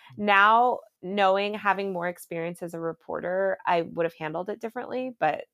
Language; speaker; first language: English; native; English